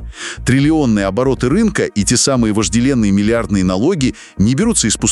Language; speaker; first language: Russian; native; Russian